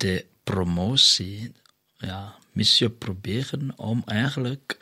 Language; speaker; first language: Dutch; non-native, fluent; Kinyarwanda